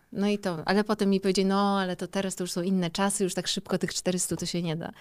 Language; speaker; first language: Polish; native; Polish